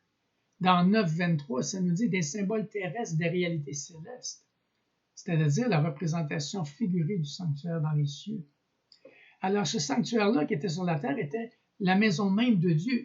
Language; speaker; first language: French; native; French